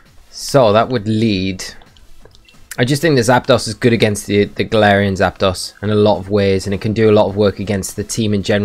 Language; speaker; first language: English; native; English